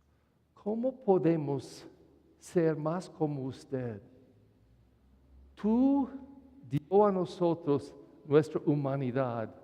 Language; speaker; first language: Spanish; non-native, fluent; English